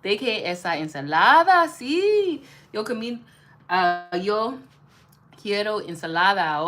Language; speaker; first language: Spanish; non-native, learner; English